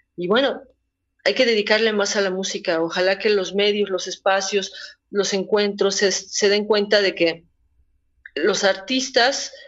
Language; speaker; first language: Spanish; native; Spanish